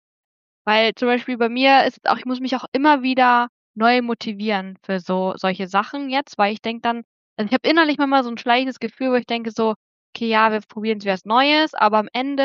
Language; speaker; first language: German; native; German